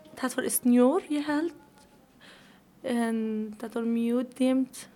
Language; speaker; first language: Icelandic; non-native, learner; Persian